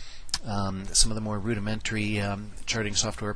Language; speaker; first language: English; native; English